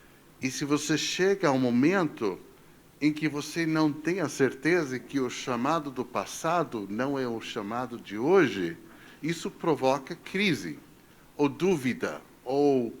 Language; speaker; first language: Portuguese; non-native, fluent; English